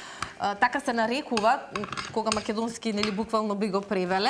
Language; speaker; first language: Macedonian; native; Macedonian